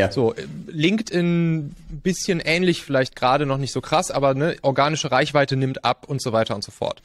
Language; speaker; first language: German; native; German